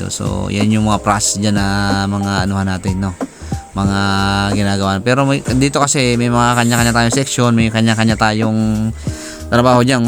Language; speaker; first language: Filipino; native; Filipino